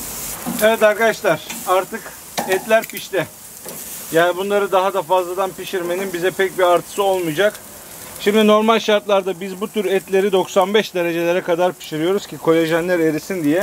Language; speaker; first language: Turkish; native; Turkish